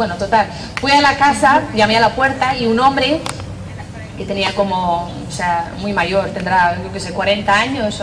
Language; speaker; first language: Spanish; non-native, fluent; English